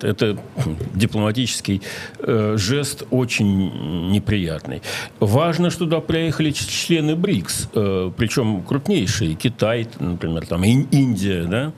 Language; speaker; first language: Russian; native; Russian